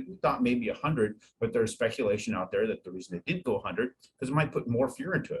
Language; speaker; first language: English; native; English